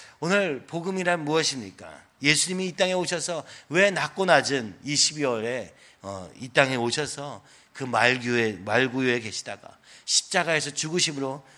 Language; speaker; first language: Korean; native; Korean